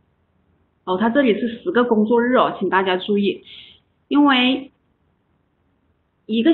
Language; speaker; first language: Chinese; native; Chinese